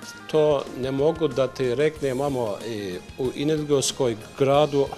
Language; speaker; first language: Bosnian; early bilingual, heritage; Bosnian